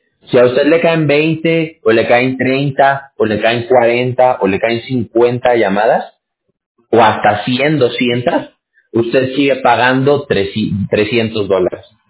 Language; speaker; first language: Spanish; native; Spanish